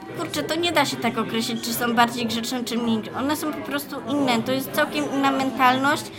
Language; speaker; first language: Polish; native; Polish